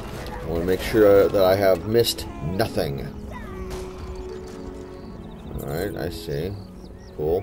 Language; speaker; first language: English; native; English